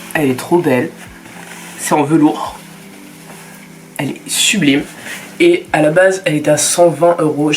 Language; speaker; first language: French; native; French